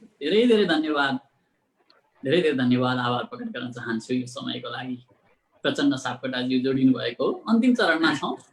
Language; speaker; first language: Nepali; native; Nepali